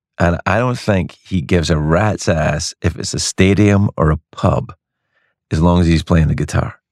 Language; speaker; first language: English; native; English